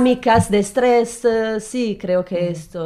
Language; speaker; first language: Spanish; non-native, learner; Italian